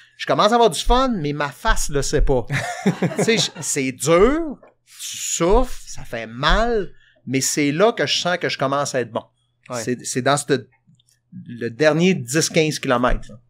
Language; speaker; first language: French; native; French